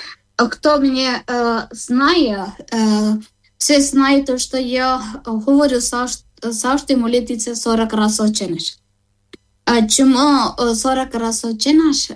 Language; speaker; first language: Ukrainian; non-native, learner; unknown